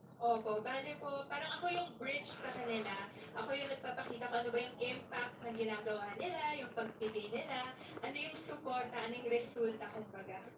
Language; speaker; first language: Filipino; non-native, local second language; Cebuano